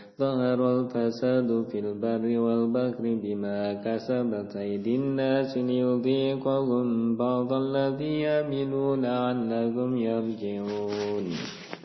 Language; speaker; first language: Arabic; non-native, learner; Indonesian